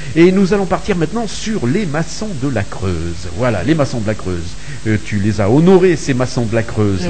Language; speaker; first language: French; native; French